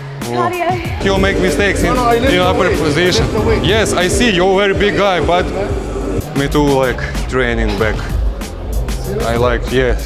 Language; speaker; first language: English; non-native, learner; Russian